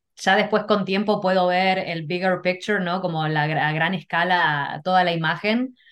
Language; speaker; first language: Spanish; native; Spanish